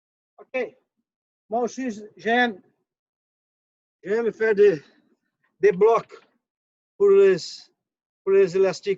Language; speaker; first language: French; non-native, fluent; Portuguese